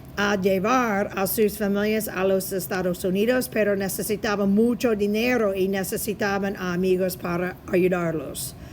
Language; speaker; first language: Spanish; non-native, fluent; English